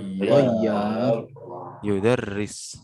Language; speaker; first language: Arabic; non-native, fluent; Indonesian